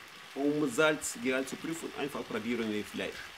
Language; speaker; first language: German; non-native, fluent; Russian